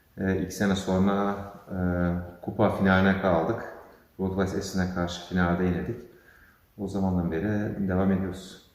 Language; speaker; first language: Turkish; early bilingual, heritage; Turkish